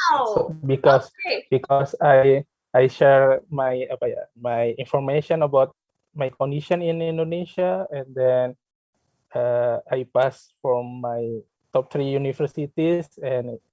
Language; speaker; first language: English; non-native, learner; Indonesian